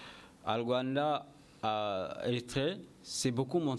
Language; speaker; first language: French; non-native, learner; Kinyarwanda